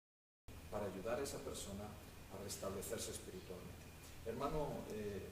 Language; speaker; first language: Spanish; native; Spanish